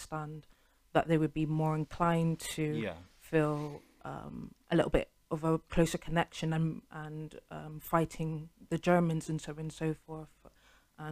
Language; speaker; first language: English; native; English